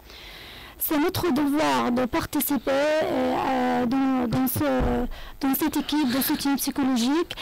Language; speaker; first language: French; non-native, learner; Arabic